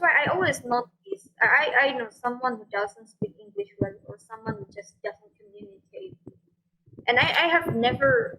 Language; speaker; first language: English; non-native, fluent; Indonesian